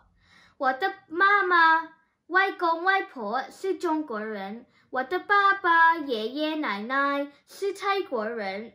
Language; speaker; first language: Chinese; early bilingual, heritage; Chinese